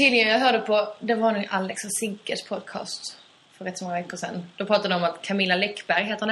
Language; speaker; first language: Swedish; native; Swedish